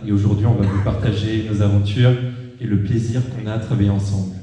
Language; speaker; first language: French; native; French